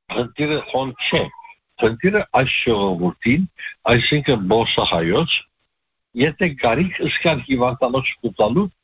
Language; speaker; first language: Armenian; native; Armenian